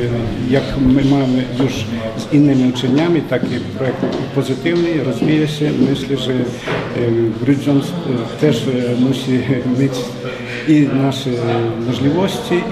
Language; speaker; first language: Polish; non-native, learner; Ukrainian